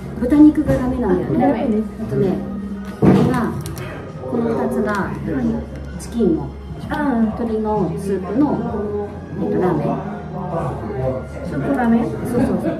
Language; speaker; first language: Japanese; non-native, learner; Indonesian